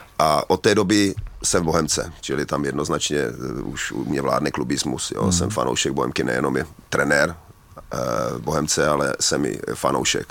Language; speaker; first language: Czech; native; Czech